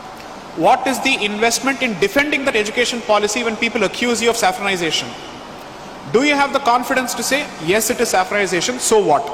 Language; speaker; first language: English; non-native, local second language; Tamil